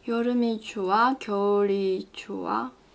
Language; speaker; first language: Korean; non-native, learner; Chinese